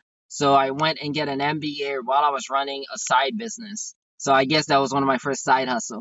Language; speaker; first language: English; non-native, fluent; Haitian Creole